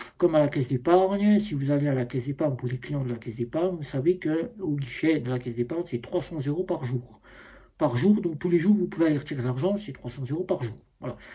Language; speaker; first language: French; native; French